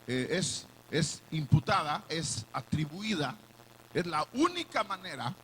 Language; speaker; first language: Spanish; native; Spanish